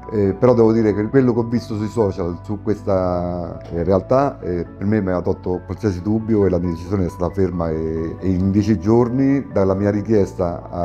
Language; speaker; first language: Italian; native; Italian